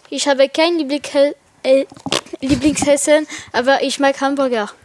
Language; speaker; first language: German; non-native, learner; French